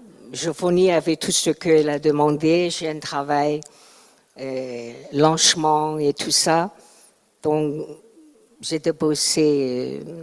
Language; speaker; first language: French; non-native, learner; Chinese